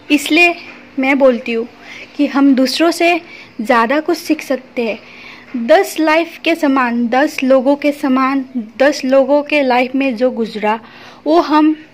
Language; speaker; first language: Hindi; non-native, local second language; Assamese